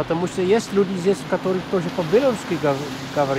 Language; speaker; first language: Russian; non-native, fluent; Dutch